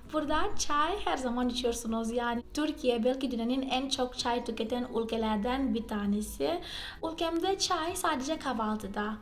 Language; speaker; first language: Turkish; non-native, fluent; Portuguese